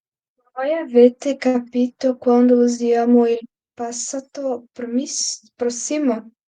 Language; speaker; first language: Italian; non-native, learner; Portuguese